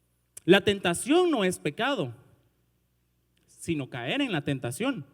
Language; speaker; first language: Spanish; native; Spanish